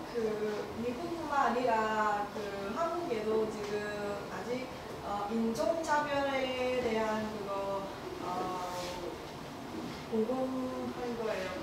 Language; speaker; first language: Korean; non-native, learner; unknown